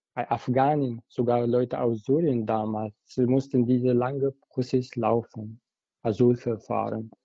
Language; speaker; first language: German; non-native, fluent; Arabic